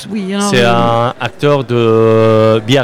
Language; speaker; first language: French; non-native, learner; Spanish